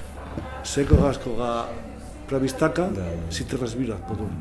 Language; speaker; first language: Macedonian; non-native, learner; Spanish